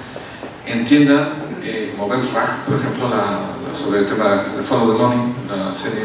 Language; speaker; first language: Spanish; native; Spanish